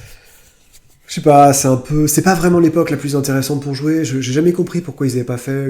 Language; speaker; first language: French; native; French